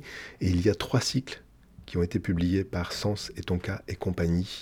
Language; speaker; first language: French; native; French